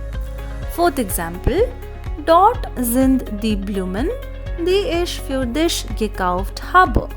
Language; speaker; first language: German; non-native, fluent; Hindi